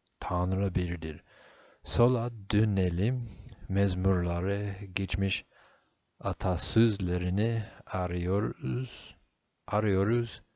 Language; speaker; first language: Turkish; non-native, fluent; English